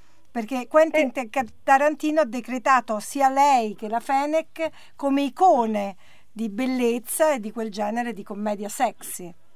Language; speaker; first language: Italian; native; Italian